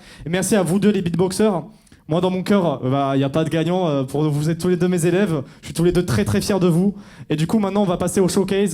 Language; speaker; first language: French; native; French